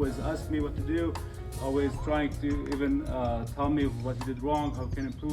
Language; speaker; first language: English; non-native, fluent; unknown